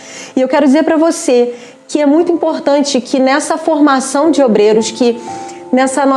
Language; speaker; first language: Portuguese; native; Portuguese